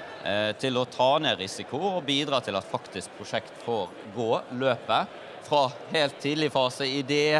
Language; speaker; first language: Norwegian; native; Norwegian